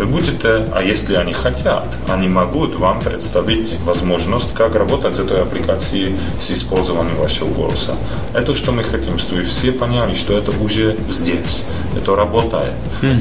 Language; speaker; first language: Russian; non-native, fluent; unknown